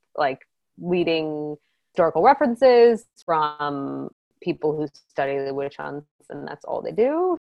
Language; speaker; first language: English; native; English